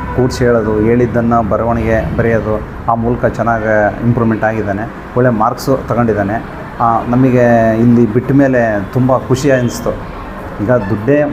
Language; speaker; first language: Kannada; native; Kannada